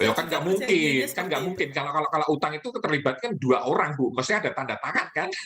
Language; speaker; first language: Malay; native; Malay